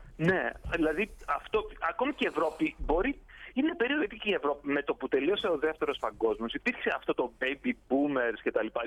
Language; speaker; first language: Greek; native; Greek